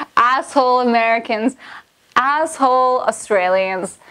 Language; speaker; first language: English; native; English